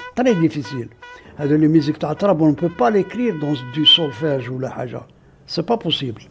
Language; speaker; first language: French; non-native, local second language; Arabic